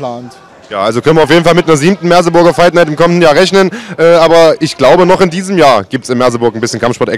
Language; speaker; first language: German; native; German